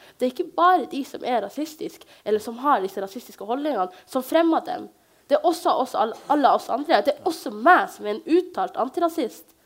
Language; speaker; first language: Norwegian; early bilingual, other home language; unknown